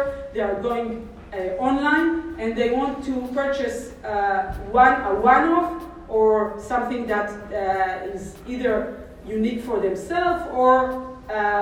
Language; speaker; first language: English; non-native, fluent; Hebrew